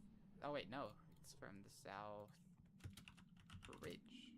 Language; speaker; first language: English; native; English